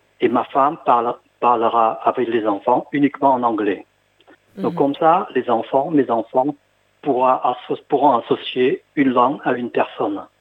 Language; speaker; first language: French; non-native, fluent; Khmer